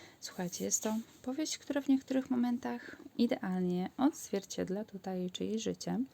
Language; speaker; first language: Polish; native; Polish